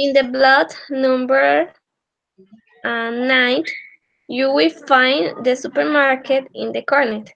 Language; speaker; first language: English; non-native, learner; Spanish